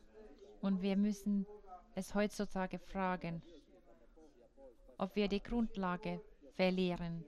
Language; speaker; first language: German; non-native, fluent; Finnish